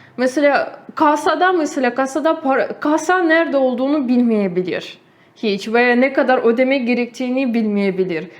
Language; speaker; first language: Turkish; non-native, fluent; Russian